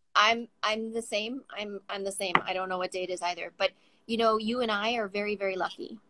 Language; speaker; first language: English; native; English